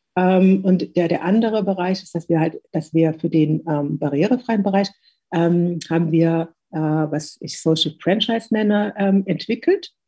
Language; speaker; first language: German; early bilingual, other home language; Tigrinya